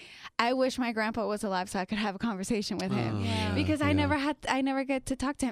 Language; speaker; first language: English; non-native, fluent; Spanish